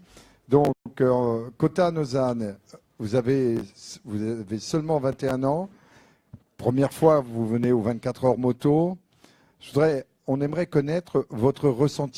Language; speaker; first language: French; native; French